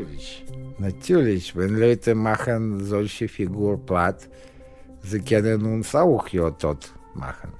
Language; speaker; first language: German; non-native, learner; Russian